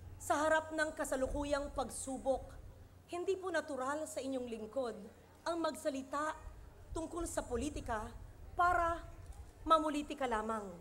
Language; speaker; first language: Filipino; native; Filipino